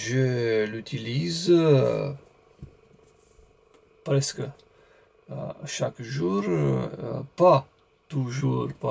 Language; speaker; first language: French; non-native, learner; Romanian